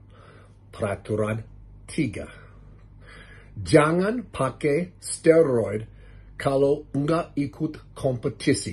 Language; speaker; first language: Indonesian; non-native, learner; English